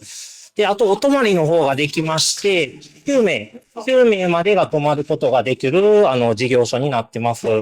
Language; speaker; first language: Japanese; native; Japanese